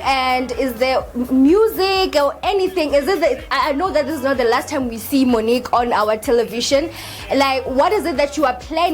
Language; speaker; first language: English; non-native, local second language; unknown